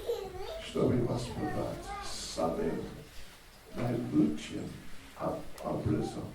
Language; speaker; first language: Russian; non-native, learner; English